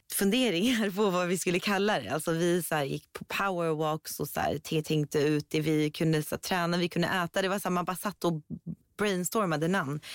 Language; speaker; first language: Swedish; early bilingual, other home language; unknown